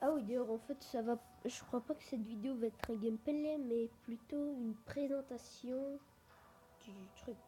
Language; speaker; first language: French; native; French